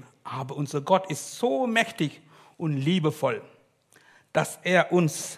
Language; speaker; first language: German; non-native, learner; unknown